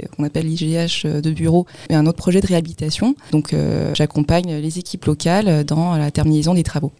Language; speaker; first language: French; native; French